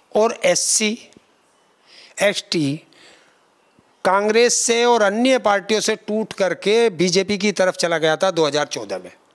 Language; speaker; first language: Hindi; native; Hindi